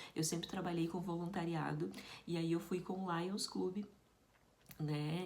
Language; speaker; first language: Portuguese; native; Portuguese